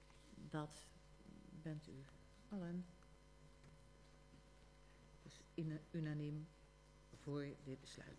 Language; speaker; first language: Dutch; native; Dutch